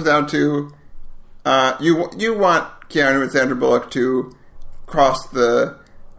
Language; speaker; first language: English; native; English